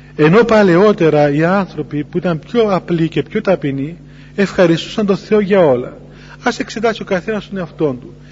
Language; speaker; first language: Greek; native; Greek